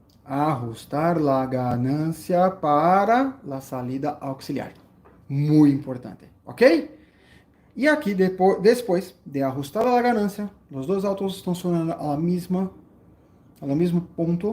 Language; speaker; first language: Spanish; non-native, fluent; Portuguese